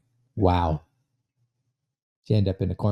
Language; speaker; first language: English; native; English